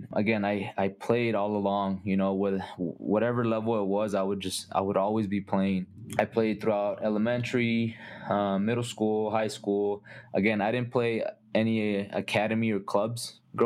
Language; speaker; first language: English; native; English